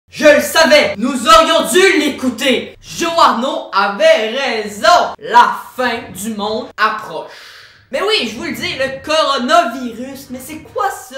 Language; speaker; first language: French; native; French